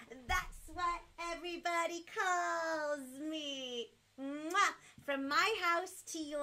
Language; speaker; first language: English; early bilingual, other home language; Spanish